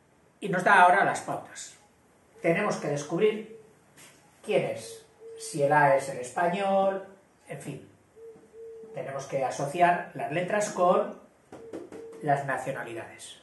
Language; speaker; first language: Spanish; native; Spanish